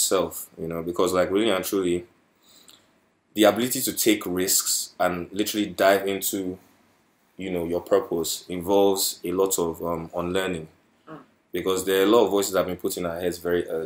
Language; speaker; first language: English; non-native, local second language; Yoruba